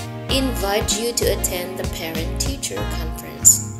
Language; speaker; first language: English; non-native, fluent; Indonesian